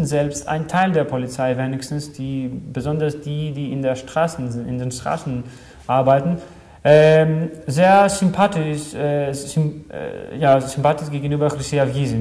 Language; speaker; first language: German; non-native, fluent; Greek